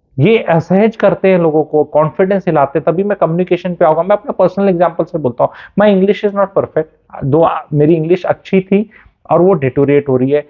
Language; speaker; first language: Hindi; native; Hindi